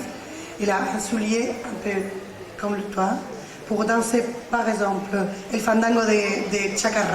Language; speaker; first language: French; non-native, learner; Spanish